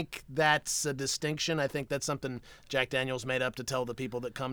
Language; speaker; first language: English; native; English